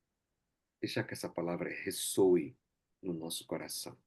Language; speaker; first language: Portuguese; native; Portuguese